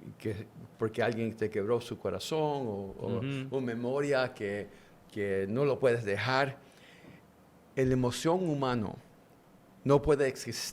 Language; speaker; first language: Spanish; early bilingual, heritage; English